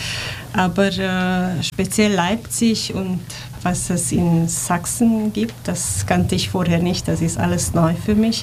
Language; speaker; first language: German; non-native, fluent; Romanian